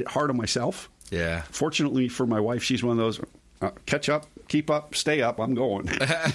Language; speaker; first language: English; native; English